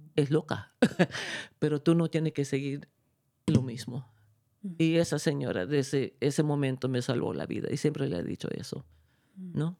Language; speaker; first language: Spanish; early bilingual, heritage; Spanish